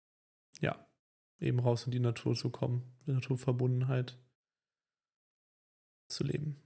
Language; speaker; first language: German; native; German